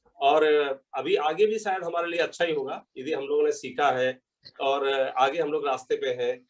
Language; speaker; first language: Hindi; native; Hindi